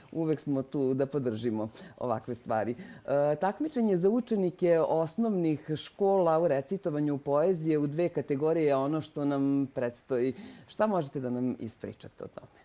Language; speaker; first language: Croatian; native; Croatian